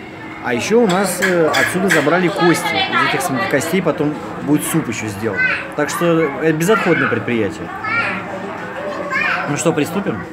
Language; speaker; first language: Russian; native; Russian